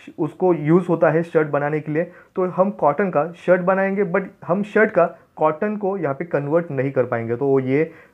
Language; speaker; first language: Hindi; non-native, local second language; Marathi